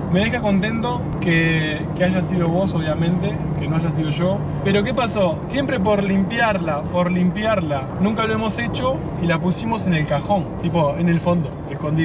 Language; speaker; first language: Spanish; native; Spanish